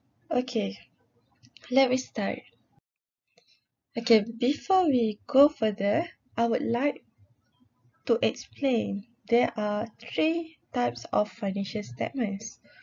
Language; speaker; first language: English; non-native, local second language; Malay